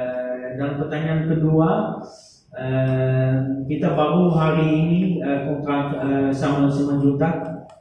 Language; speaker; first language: Indonesian; non-native, fluent; Dutch